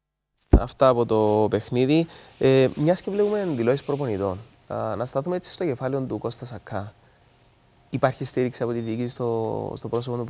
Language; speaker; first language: Greek; native; Greek